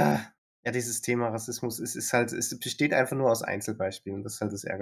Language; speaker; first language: German; native; German